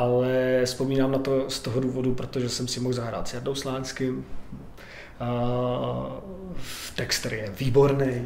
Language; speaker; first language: Czech; native; Czech